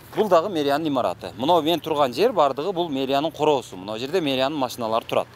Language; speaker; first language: Kyrgyz; native; Kyrgyz